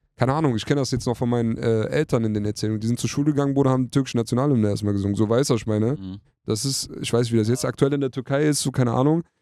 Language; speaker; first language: German; early bilingual, other home language; Turkish